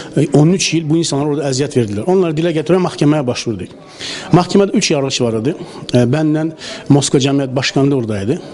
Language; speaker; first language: Turkish; early bilingual, heritage; Turkish